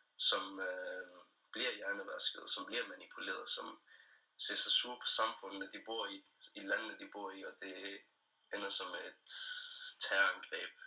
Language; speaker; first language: Danish; early bilingual, other home language; Persian